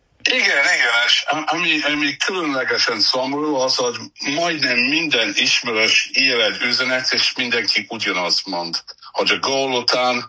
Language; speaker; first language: Hungarian; non-native, fluent; English